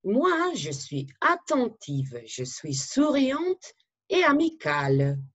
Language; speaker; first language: French; non-native, fluent; Macedonian